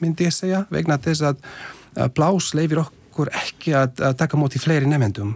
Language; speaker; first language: Icelandic; non-native, fluent; Slovak